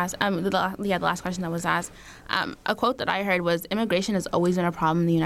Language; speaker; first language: English; early bilingual, other home language; Arabic